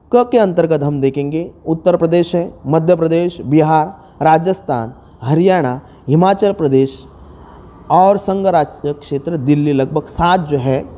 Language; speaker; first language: Hindi; non-native, local second language; Marathi